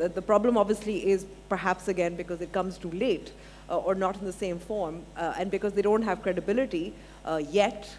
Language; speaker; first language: English; non-native, local second language; Urdu